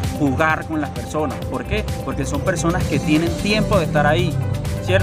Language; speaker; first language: Spanish; native; Spanish